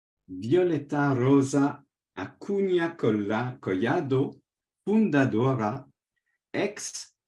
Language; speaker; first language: Spanish; non-native, fluent; French